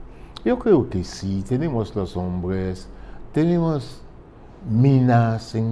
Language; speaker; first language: Spanish; non-native, fluent; French